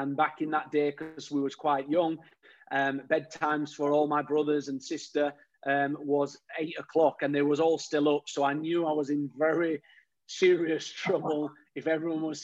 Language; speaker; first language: English; native; English